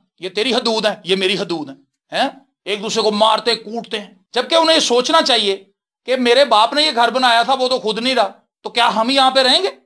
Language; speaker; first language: Urdu; non-native, local second language; Punjabi